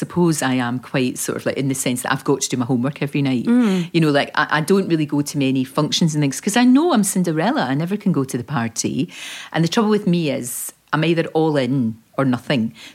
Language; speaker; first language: English; native; English